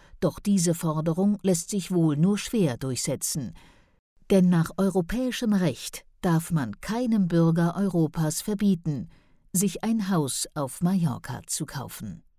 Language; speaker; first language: German; native; German